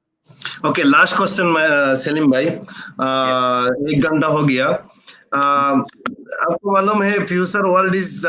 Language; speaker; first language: Hindi; non-native, fluent; Bangla